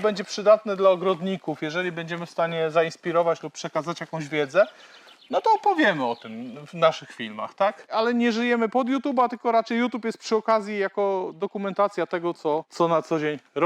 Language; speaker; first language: Polish; native; Polish